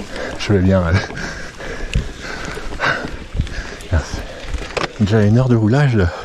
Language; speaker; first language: French; native; French